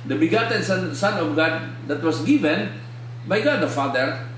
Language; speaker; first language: English; non-native, local second language; Filipino